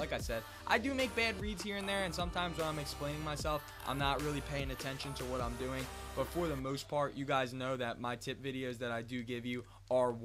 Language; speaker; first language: English; native; English